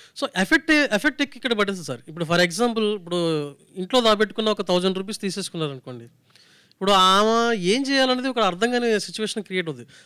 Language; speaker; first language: Telugu; native; Telugu